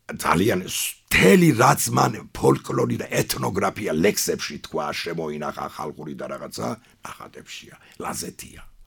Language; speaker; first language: Georgian; non-native, local second language; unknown